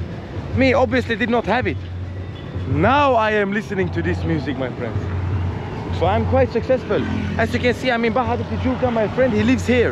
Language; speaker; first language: English; non-native, fluent; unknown